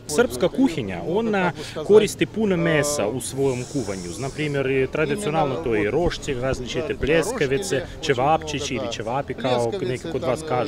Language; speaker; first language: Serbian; non-native, fluent; Russian